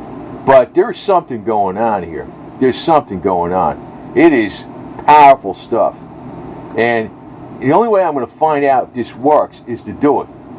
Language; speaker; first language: English; native; English